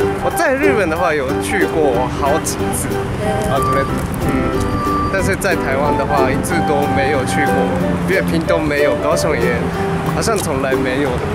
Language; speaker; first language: Chinese; non-native, fluent; Japanese